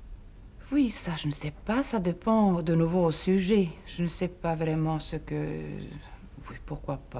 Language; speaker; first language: French; non-native, fluent; Swedish